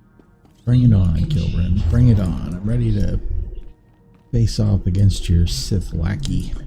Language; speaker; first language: English; native; English